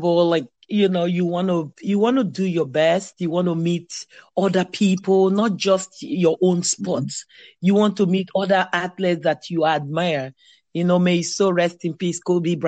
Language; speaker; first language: English; non-native, local second language; Igbo